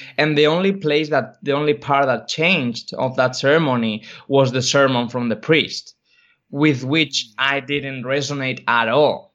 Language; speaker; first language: English; non-native, fluent; Spanish